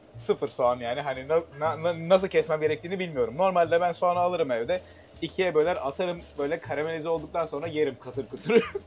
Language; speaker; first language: Turkish; native; Turkish